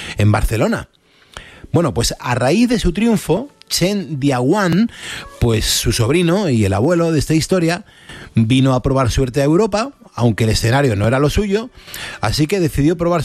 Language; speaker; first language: Spanish; native; Spanish